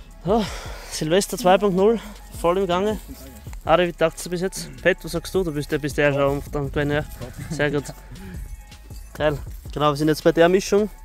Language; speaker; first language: German; native; German